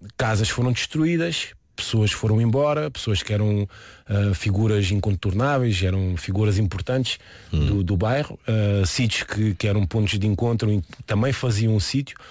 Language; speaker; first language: Portuguese; early bilingual, heritage; Portuguese